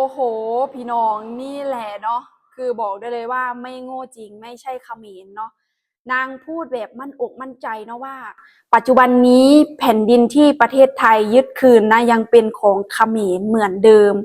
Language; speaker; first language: Thai; non-native, local second language; Northeastern Thai